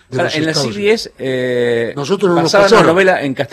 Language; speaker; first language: Spanish; native; Spanish